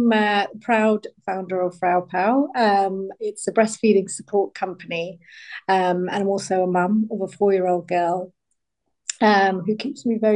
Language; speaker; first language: English; native; English